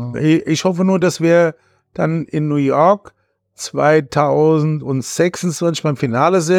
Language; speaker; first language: German; native; German